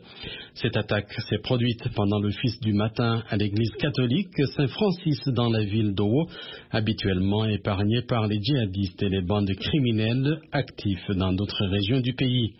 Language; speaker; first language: French; non-native, local second language; Rundi